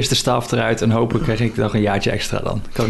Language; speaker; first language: Dutch; native; Dutch